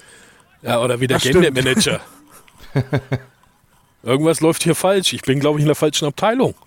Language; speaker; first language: German; native; German